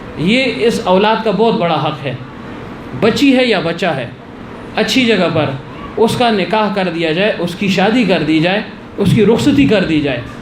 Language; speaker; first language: Urdu; non-native, local second language; Pashto